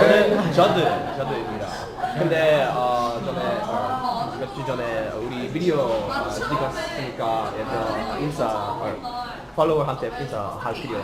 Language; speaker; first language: Korean; non-native, learner; English